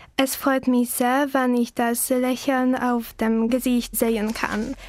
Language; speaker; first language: German; non-native, learner; Polish